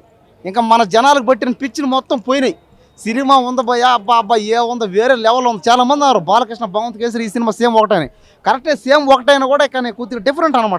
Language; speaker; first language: Telugu; native; Telugu